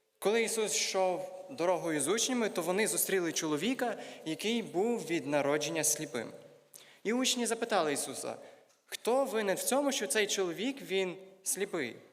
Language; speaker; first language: Ukrainian; native; Ukrainian